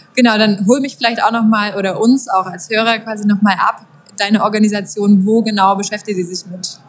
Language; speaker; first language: German; native; German